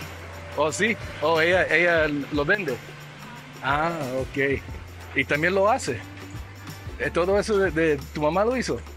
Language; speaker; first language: Spanish; non-native, fluent; English